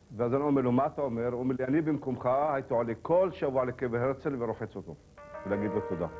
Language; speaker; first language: Hebrew; early bilingual, other home language; Arabic